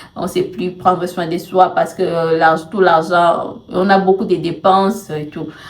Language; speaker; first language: French; non-native, local second language; Swahili